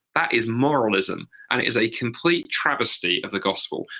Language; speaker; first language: English; native; English